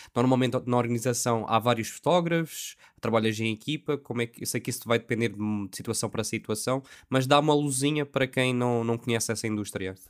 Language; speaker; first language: Portuguese; native; Portuguese